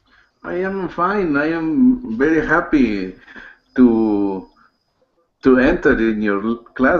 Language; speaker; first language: English; non-native, learner; Spanish